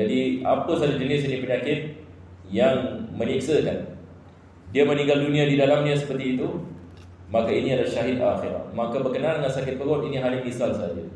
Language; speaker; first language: Malay; non-native, fluent; Arabic